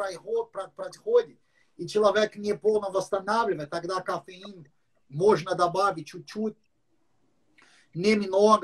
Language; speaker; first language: Russian; non-native, learner; English